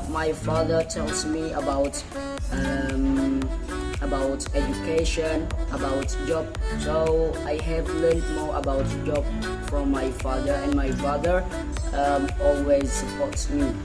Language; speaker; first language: English; non-native, learner; Indonesian